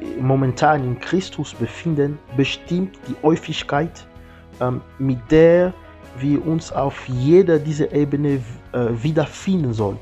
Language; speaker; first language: German; non-native, learner; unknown